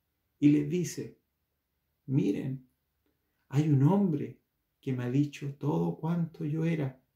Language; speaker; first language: Spanish; native; Spanish